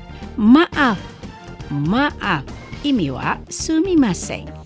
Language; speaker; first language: Japanese; non-native, fluent; Indonesian